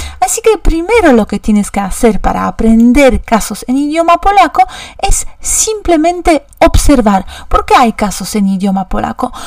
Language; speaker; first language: Spanish; non-native, fluent; Polish